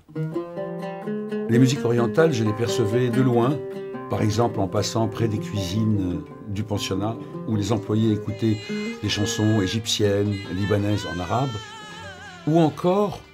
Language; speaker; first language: French; non-native, local second language; Arabic